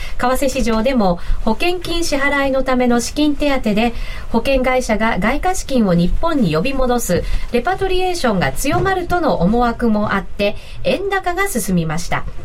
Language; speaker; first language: Japanese; native; Japanese